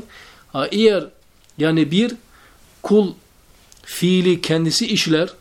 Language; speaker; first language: Turkish; native; Turkish